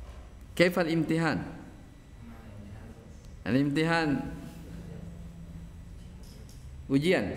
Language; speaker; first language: Arabic; non-native, fluent; Indonesian